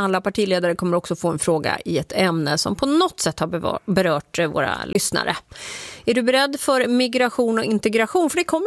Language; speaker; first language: Swedish; native; Swedish